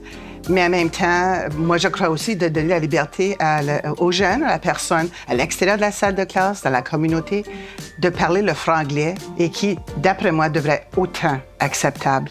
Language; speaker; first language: French; native; French